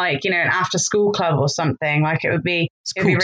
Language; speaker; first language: English; native; English